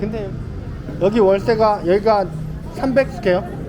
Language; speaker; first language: Korean; native; Korean